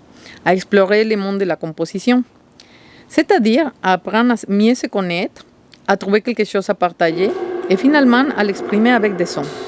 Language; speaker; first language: French; non-native, fluent; Spanish